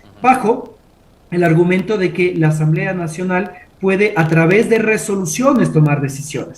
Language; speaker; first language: Spanish; native; Spanish